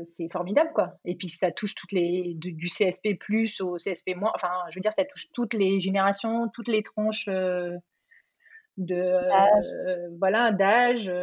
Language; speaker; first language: French; native; French